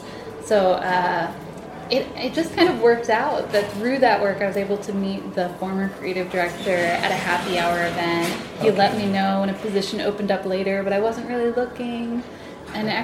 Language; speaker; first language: English; native; English